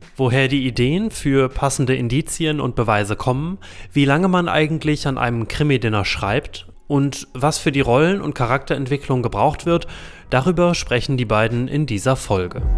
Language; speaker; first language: German; native; German